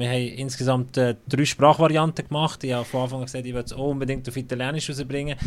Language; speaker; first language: German; native; German